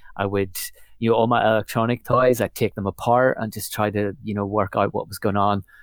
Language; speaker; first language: English; native; English